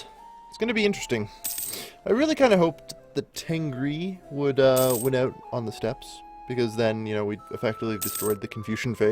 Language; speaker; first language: English; native; English